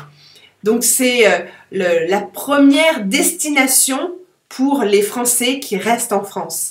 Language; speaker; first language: French; native; French